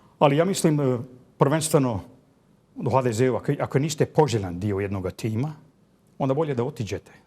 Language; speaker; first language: Bosnian; early bilingual, heritage; Croatian